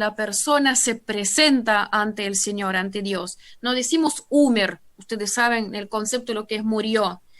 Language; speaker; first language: Spanish; non-native, fluent; Russian